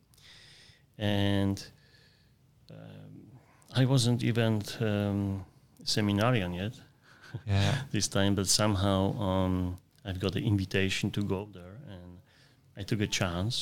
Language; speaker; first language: English; non-native, fluent; Polish